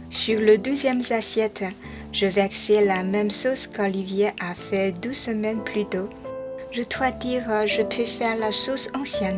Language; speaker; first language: French; non-native, learner; Chinese